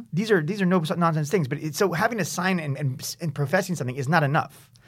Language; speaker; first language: English; native; English